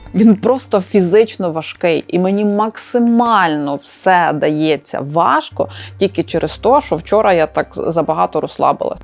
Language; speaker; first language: Ukrainian; native; Ukrainian